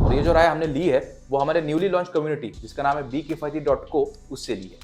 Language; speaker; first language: Hindi; native; Hindi